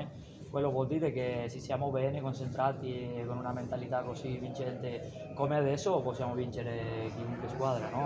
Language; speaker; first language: Italian; non-native, fluent; Spanish